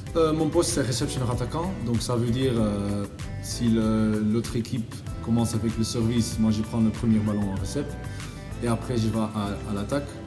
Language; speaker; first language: French; non-native, learner; Dutch